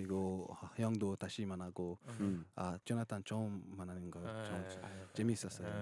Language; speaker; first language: Korean; non-native, fluent; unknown